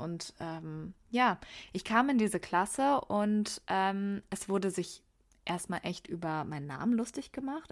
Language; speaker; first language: German; early bilingual, other home language; Persian